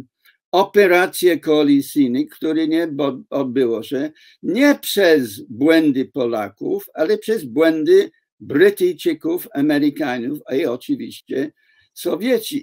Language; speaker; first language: Polish; non-native, fluent; English